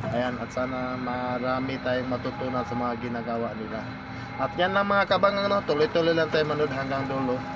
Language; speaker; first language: Filipino; non-native, local second language; Cebuano